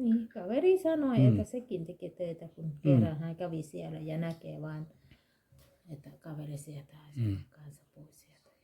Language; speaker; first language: Finnish; non-native, learner; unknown